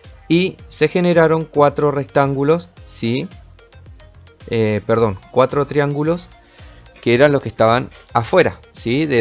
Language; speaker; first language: Spanish; native; Spanish